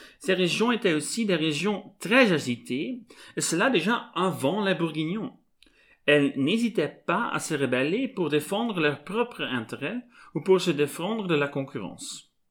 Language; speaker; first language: French; non-native, local second language; Dutch